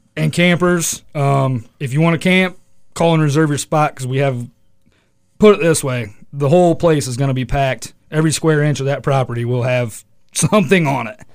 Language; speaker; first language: English; native; English